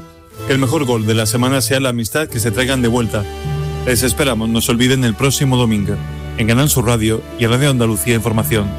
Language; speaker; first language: Spanish; native; Spanish